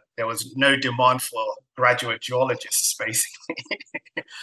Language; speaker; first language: English; non-native, fluent; Somali